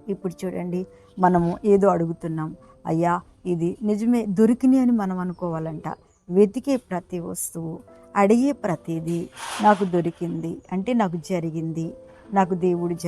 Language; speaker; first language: Telugu; native; Telugu